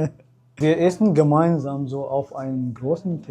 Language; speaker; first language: German; non-native, fluent; Amharic